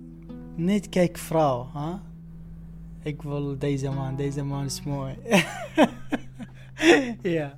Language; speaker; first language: Dutch; non-native, learner; Arabic